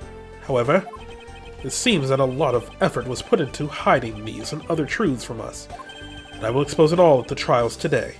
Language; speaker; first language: English; native; English